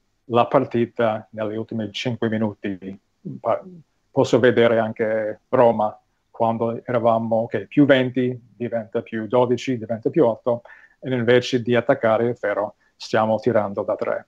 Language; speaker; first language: Italian; non-native, fluent; English